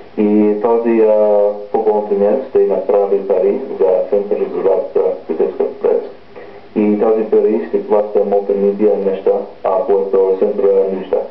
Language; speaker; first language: Bulgarian; non-native, learner; English